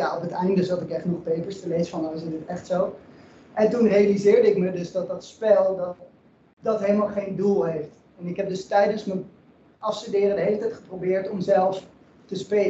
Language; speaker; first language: Dutch; native; Dutch